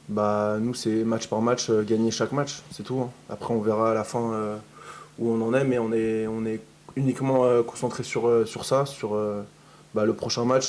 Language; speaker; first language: French; native; French